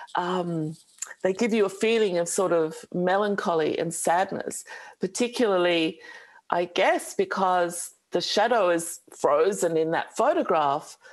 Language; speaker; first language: English; native; English